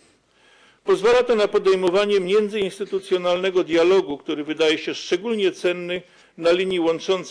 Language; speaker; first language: Polish; native; Polish